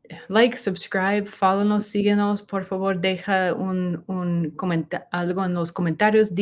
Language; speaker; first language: Spanish; non-native, learner; English